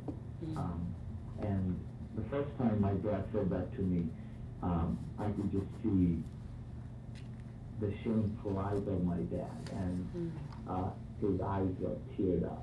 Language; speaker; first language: English; non-native, local second language; Bangla